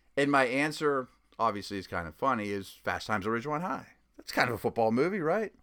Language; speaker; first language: English; native; English